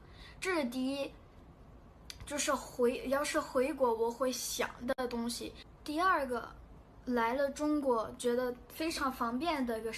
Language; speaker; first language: Chinese; non-native, fluent; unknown